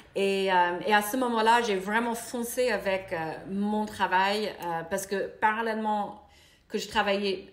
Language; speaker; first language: French; non-native, fluent; English